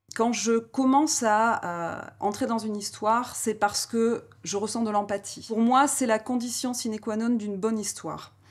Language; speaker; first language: French; native; French